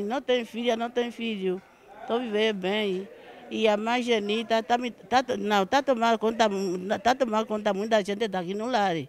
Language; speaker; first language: Portuguese; non-native, local second language; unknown